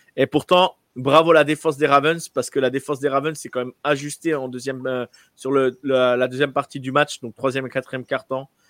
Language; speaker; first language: French; native; French